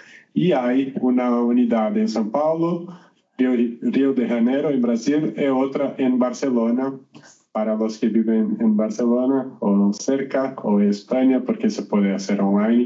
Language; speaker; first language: Spanish; non-native, learner; Portuguese